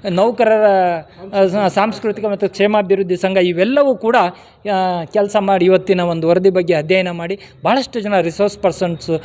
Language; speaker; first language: Kannada; non-native, local second language; Lambadi